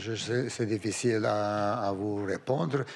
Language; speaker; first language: French; non-native, fluent; Romanian